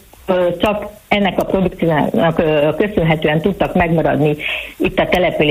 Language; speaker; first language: Hungarian; native; Hungarian